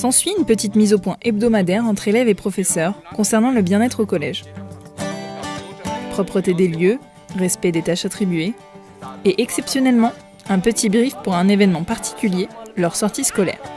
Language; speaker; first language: French; native; French